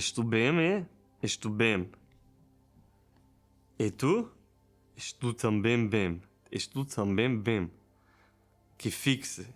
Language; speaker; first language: Portuguese; non-native, learner; German